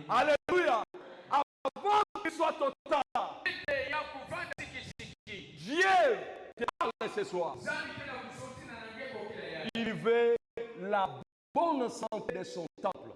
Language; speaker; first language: French; non-native, local second language; Lingala